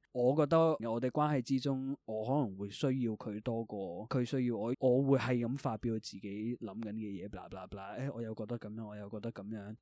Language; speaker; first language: Cantonese; early bilingual, other home language; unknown